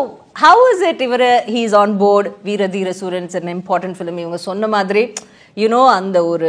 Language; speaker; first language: Tamil; native; Tamil